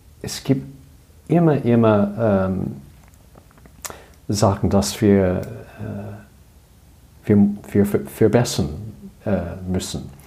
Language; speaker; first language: German; non-native, learner; English